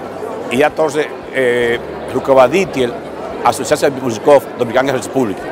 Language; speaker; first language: Russian; non-native, fluent; Spanish